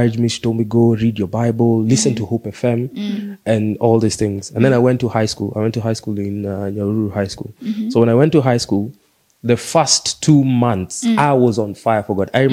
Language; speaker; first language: English; non-native, local second language; Swahili